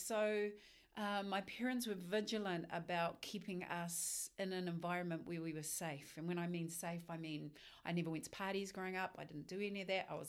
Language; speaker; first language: English; native; English